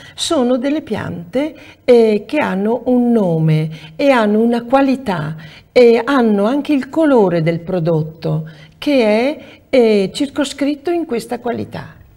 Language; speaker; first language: Italian; native; Italian